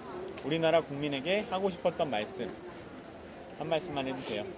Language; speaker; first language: Korean; native; Korean